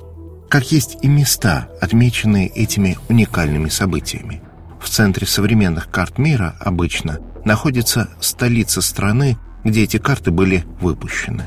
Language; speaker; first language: Russian; native; Russian